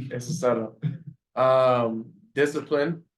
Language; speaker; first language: English; native; English